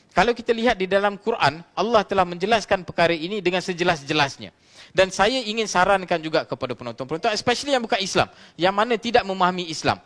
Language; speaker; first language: Malay; non-native, local second language; Tamil